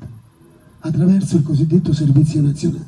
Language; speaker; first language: Italian; native; Italian